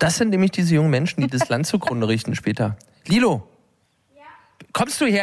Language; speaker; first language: German; native; German